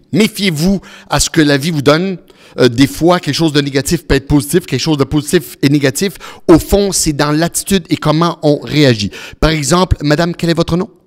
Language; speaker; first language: French; early bilingual, other home language; Italian